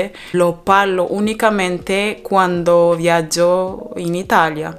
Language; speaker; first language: Italian; non-native, learner; German